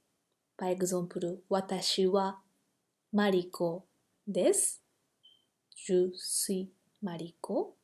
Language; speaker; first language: French; non-native, fluent; Japanese